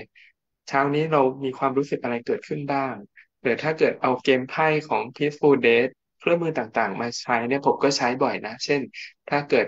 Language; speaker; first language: Thai; native; Thai